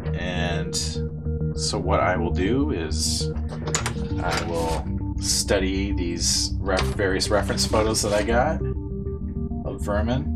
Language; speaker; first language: English; native; English